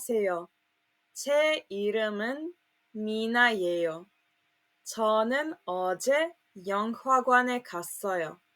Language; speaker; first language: Korean; non-native, fluent; Serbian